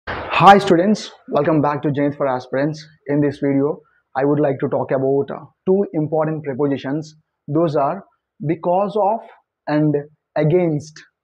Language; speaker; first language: English; non-native, local second language; Telugu